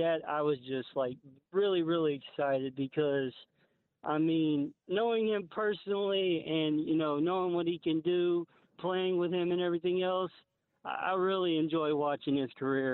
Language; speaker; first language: English; native; English